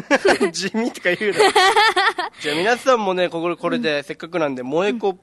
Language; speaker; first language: Japanese; native; Japanese